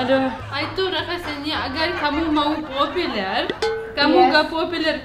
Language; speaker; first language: Indonesian; non-native, learner; Russian